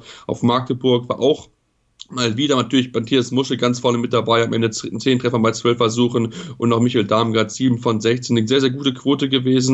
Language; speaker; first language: German; native; German